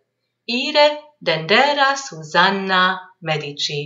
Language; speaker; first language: German; non-native, fluent; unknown